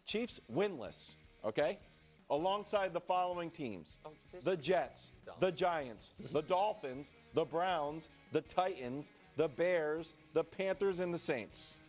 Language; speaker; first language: English; native; English